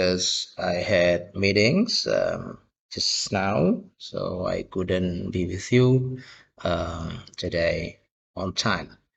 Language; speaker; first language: English; non-native, fluent; Indonesian